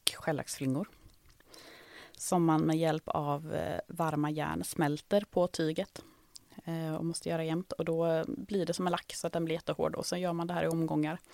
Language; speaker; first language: Swedish; native; Swedish